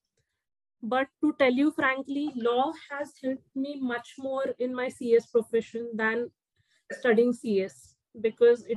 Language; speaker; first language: English; non-native, local second language; Marathi